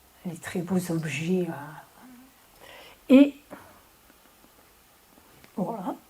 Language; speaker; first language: French; native; French